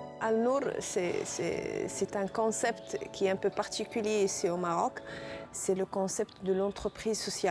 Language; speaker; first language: French; non-native, local second language; Arabic